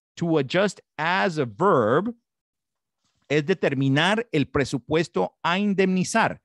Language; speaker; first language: English; non-native, fluent; Spanish